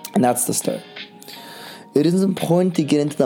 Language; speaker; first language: English; native; English